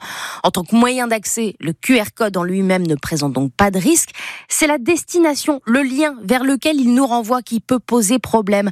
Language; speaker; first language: French; native; French